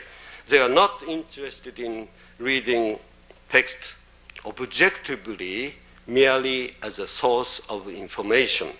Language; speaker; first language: English; non-native, fluent; Japanese